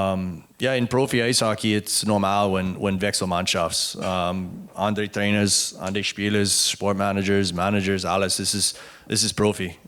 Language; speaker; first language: German; non-native, learner; English